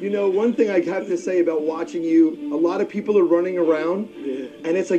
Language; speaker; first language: English; native; English